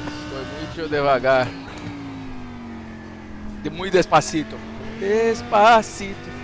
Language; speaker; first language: Spanish; non-native, learner; Portuguese